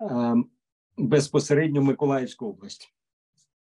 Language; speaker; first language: Ukrainian; native; Ukrainian